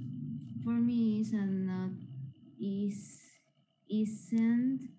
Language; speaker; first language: English; non-native, learner; Spanish